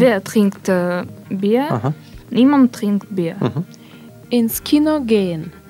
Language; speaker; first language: German; non-native, learner; Russian